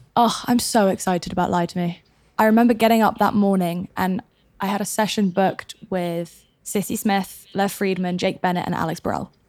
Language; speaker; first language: English; native; English